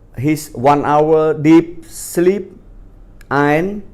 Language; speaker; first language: English; non-native, fluent; Khmer